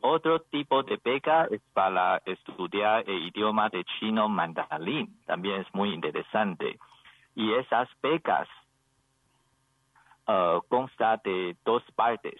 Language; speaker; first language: Spanish; non-native, learner; Chinese